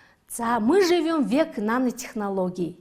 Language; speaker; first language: Russian; non-native, fluent; Mongolian